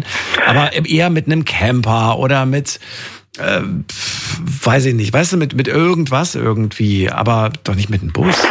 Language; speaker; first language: German; native; German